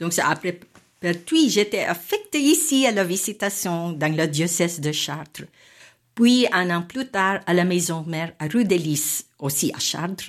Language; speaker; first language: French; non-native, fluent; Filipino